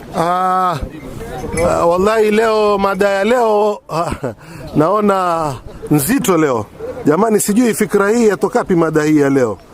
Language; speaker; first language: Swahili; native; Swahili